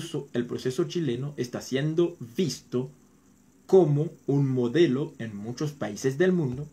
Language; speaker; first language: Spanish; non-native, fluent; Haitian Creole